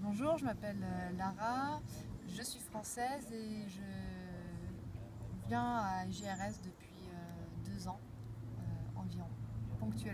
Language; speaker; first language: French; native; French